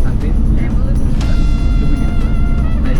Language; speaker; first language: English; non-native, learner; Spanish